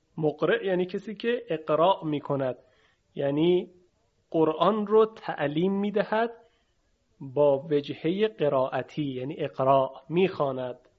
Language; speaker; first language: Persian; native; Persian